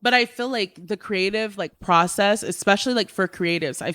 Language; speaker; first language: English; native; English